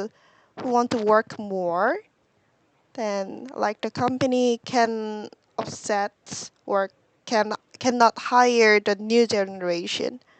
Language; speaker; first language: English; non-native, learner; Korean